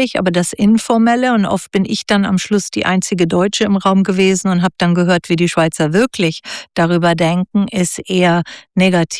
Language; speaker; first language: German; native; German